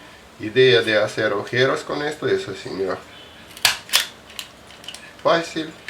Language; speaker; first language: Spanish; non-native, fluent; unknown